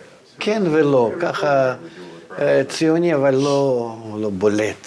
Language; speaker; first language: Hebrew; non-native, fluent; Russian